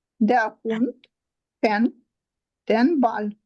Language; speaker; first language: German; non-native, learner; Ukrainian